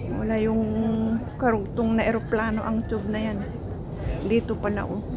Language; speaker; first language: Filipino; native; Filipino